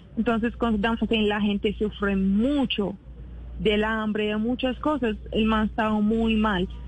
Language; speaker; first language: Spanish; non-native, learner; Arabic